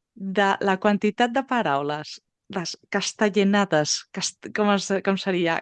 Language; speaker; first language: Catalan; non-native, local second language; Spanish